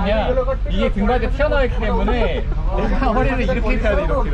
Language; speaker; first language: Korean; native; Korean